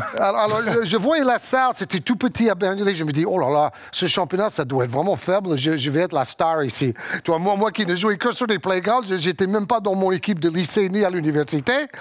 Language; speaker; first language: French; non-native, fluent; English